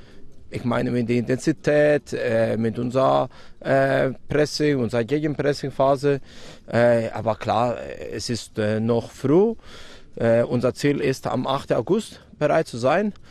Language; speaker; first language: German; non-native, fluent; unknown